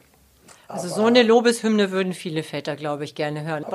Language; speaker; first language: German; native; German